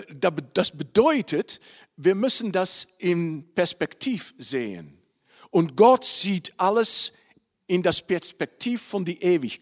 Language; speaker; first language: German; non-native, learner; Dutch